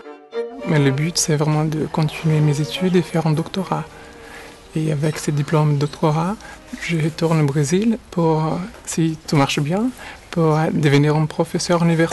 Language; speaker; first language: French; non-native, fluent; Portuguese